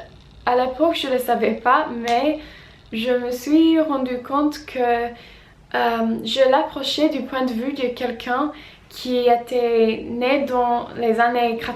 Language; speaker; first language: French; non-native, fluent; English